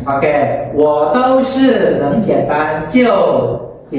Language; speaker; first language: Chinese; non-native, fluent; Indonesian